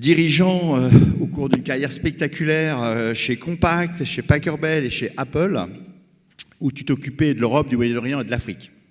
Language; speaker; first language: French; native; French